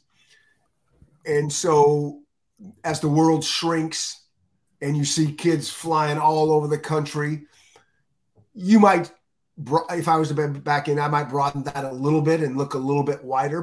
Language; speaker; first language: English; native; English